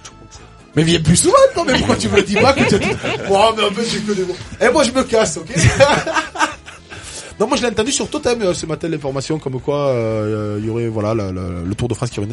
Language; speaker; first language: French; native; French